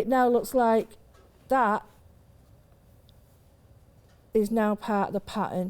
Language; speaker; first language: English; native; English